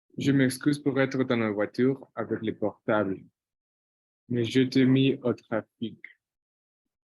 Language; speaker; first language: French; non-native, fluent; Portuguese